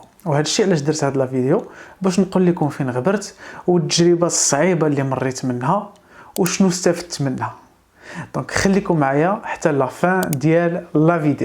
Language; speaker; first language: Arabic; native; Arabic